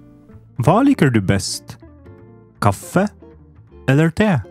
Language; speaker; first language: Norwegian; non-native, fluent; Polish